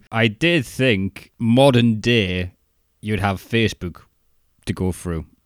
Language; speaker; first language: English; native; English